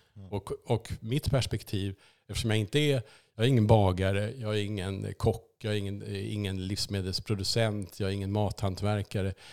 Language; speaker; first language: Swedish; native; Swedish